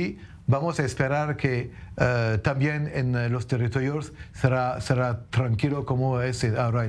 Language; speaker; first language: Spanish; non-native, fluent; French